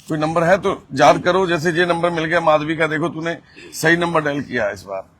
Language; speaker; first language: Hindi; non-native, local second language; Punjabi